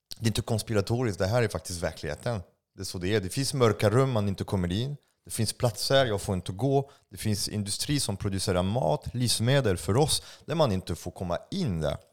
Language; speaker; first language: Swedish; non-native, fluent; French